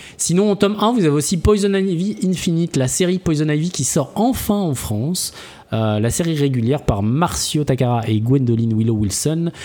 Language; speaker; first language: French; native; French